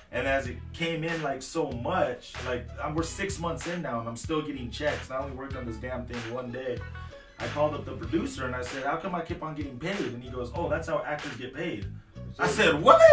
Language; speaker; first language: English; native; English